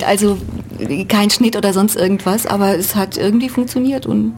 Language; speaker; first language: German; native; German